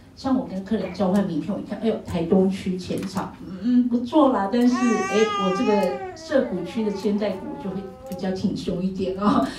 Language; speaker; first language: Chinese; native; Chinese